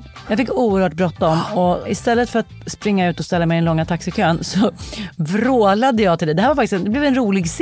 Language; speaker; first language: Swedish; native; Swedish